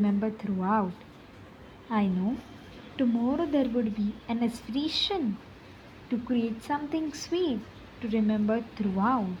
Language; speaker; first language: English; non-native, local second language; Gujarati